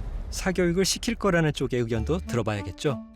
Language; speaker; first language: Korean; native; Korean